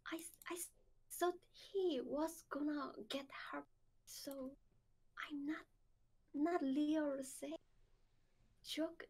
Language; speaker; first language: English; non-native, learner; Korean